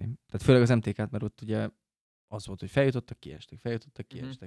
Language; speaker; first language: Hungarian; native; Hungarian